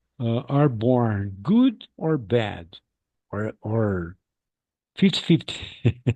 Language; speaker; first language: English; non-native, fluent; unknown